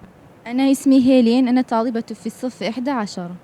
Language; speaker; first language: Arabic; non-native, learner; Central Kurdish